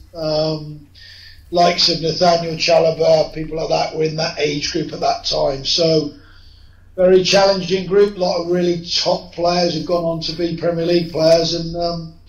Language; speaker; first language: English; native; English